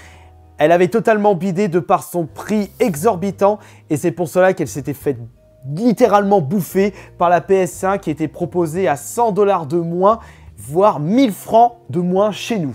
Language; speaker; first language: French; native; French